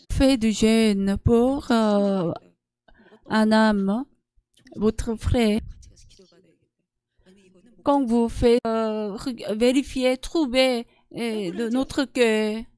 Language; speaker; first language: French; non-native, learner; Korean